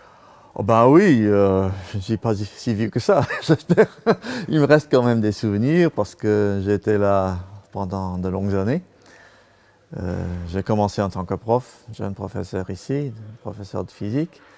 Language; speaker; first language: French; non-native, local second language; Luxembourgish